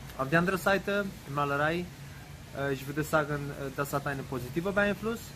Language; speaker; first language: German; non-native, fluent; Romanian